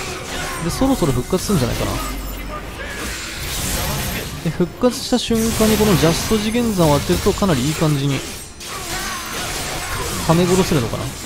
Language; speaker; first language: Japanese; native; Japanese